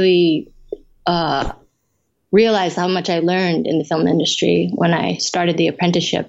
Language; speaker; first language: English; native; English